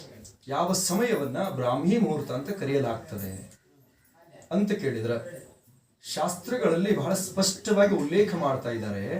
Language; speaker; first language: Kannada; native; Kannada